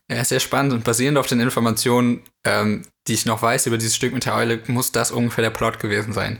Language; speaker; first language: German; native; German